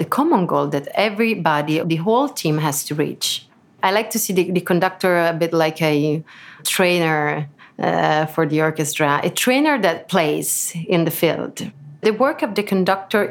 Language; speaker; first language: English; non-native, fluent; Italian